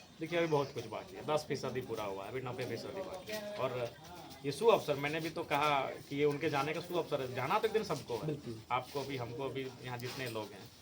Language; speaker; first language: Hindi; native; Hindi